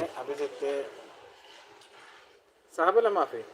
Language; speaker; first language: Arabic; non-native, learner; Malayalam